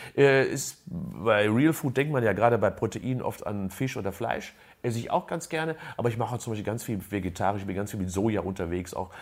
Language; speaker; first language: German; native; German